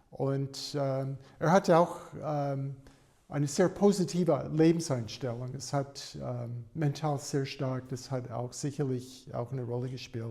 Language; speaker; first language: German; non-native, fluent; English